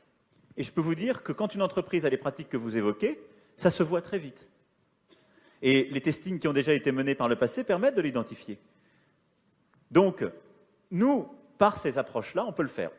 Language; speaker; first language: French; native; French